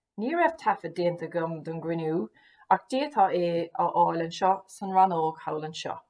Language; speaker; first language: Irish; native; Irish